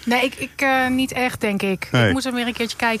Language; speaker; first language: Dutch; native; Dutch